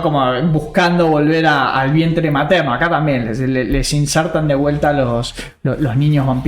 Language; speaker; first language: Spanish; native; Spanish